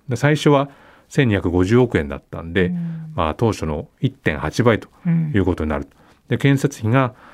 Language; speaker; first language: Japanese; native; Japanese